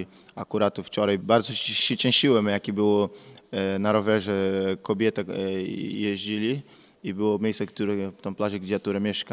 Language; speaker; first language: Polish; non-native, learner; Portuguese